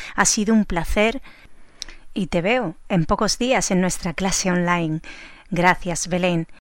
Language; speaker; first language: Spanish; native; Spanish